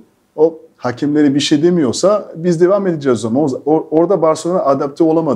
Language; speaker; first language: Turkish; non-native, fluent; French